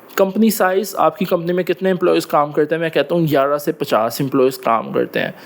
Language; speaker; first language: Urdu; non-native, local second language; Punjabi